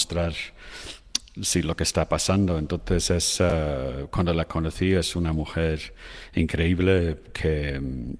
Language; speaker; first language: Spanish; non-native, fluent; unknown